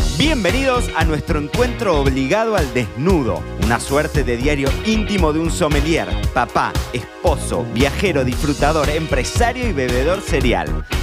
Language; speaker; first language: Spanish; native; Spanish